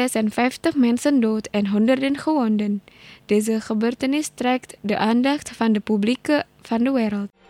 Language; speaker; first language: Dutch; non-native, learner; Indonesian